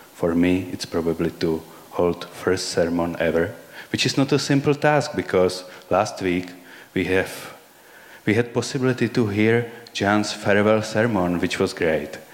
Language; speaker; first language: English; non-native, fluent; Czech